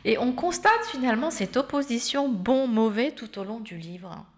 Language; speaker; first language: French; native; French